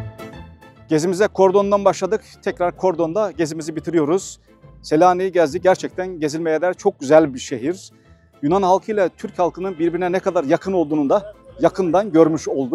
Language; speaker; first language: Turkish; native; Turkish